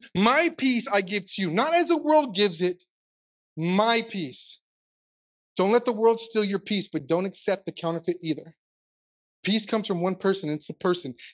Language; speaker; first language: English; native; English